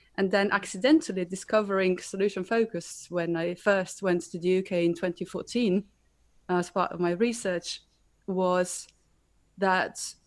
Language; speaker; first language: English; non-native, fluent; Slovenian